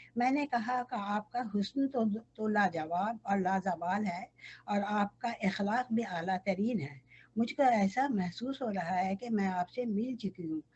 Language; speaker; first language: Urdu; native; Urdu